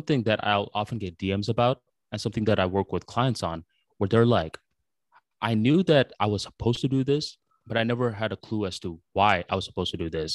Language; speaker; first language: English; early bilingual, other home language; Bangla